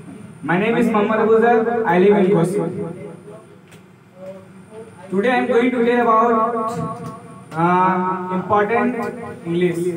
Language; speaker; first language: English; non-native, learner; Hindi